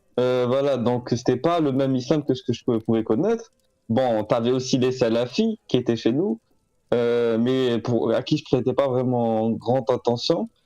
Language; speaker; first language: French; non-native, local second language; Arabic